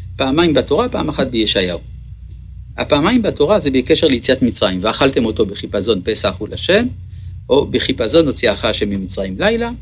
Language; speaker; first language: Hebrew; early bilingual, other home language; French